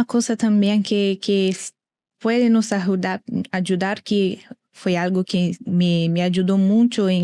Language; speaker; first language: Portuguese; non-native, learner; Spanish